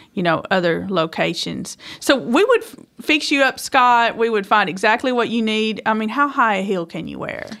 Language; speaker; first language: English; native; English